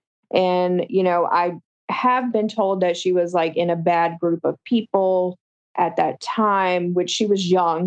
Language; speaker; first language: English; native; English